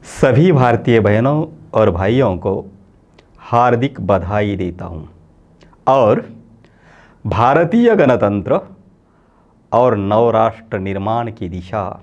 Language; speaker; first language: Hindi; non-native, local second language; Marathi